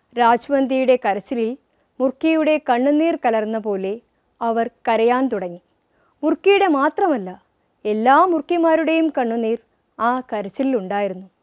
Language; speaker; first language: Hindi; non-native, local second language; Malayalam